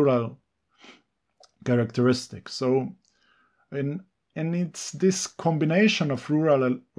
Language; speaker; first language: English; non-native, fluent; Serbian